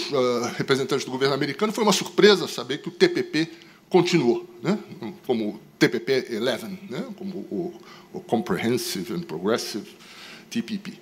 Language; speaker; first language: Portuguese; native; Portuguese